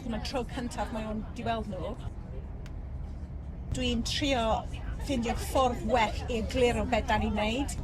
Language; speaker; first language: Welsh; non-native, learner; English